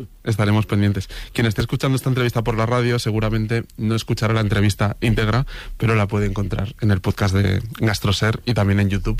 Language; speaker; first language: Spanish; native; Spanish